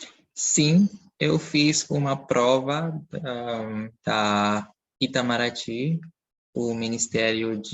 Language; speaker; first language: Portuguese; non-native, fluent; Dutch